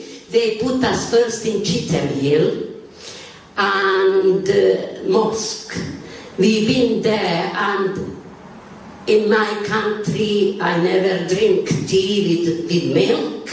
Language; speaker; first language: English; non-native, learner; Bosnian